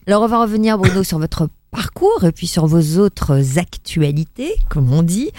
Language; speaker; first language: French; native; French